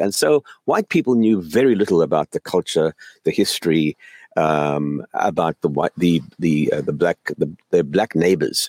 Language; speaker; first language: English; native; English